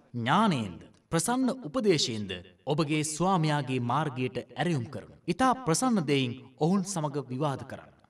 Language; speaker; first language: Sinhala; non-native, local second language; Tamil